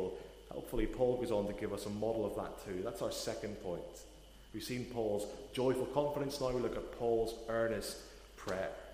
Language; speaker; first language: English; native; English